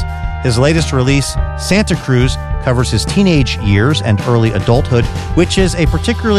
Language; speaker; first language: English; native; English